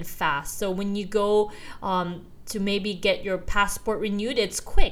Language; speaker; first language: English; non-native, local second language; Korean